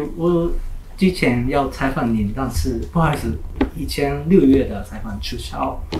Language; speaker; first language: Chinese; non-native, learner; Japanese